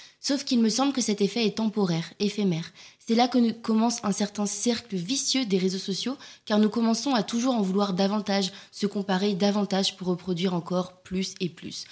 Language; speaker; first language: French; native; French